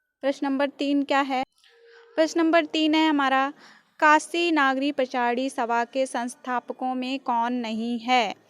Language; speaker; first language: Hindi; native; Hindi